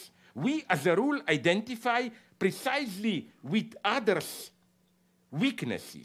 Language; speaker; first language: English; non-native, fluent; Slovenian